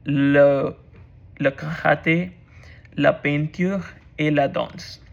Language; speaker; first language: French; non-native, learner; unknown